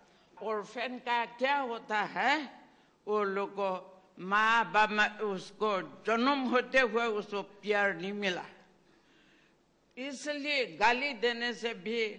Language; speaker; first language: Hindi; non-native, local second language; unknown